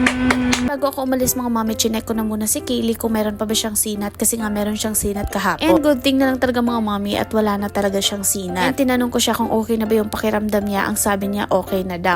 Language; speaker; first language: Filipino; non-native, local second language; Cebuano